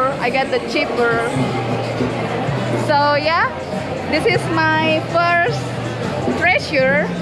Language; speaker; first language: English; non-native, learner; Indonesian